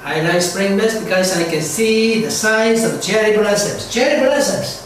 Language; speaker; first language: English; non-native, learner; Korean